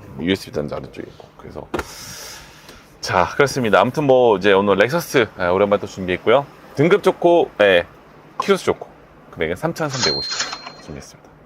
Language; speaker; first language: Korean; native; Korean